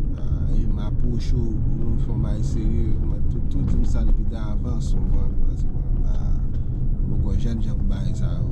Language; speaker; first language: French; non-native, learner; Haitian Creole